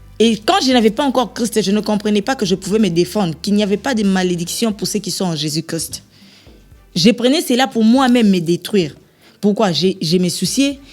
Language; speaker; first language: French; non-native, local second language; Lingala